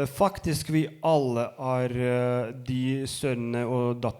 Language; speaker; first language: Norwegian; non-native, fluent; Lithuanian